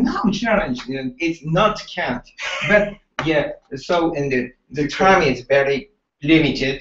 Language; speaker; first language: English; non-native, learner; Japanese